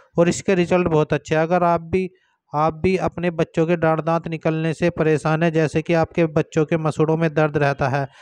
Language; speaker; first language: Hindi; native; Hindi